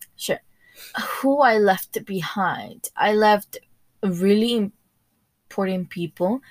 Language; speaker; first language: English; early bilingual, other home language; Spanish